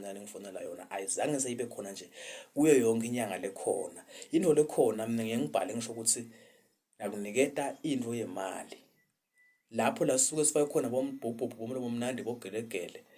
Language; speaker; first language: Zulu; non-native, local second language; Swati